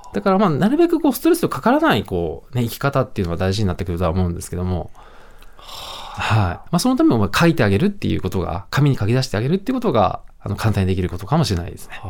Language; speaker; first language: Japanese; native; Japanese